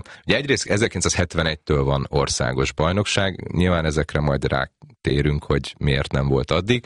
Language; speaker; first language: Hungarian; native; Hungarian